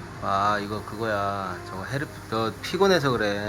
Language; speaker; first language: Korean; native; Korean